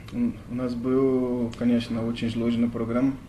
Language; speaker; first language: Russian; non-native, learner; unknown